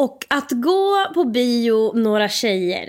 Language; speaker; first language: Swedish; native; Swedish